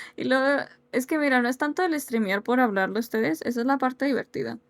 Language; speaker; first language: Spanish; early bilingual, heritage; Spanish